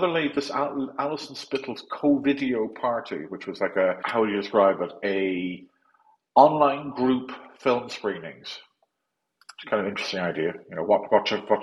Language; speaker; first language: English; native; English